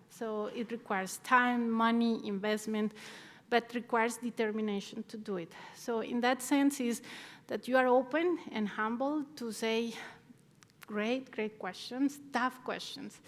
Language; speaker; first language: English; non-native, fluent; Spanish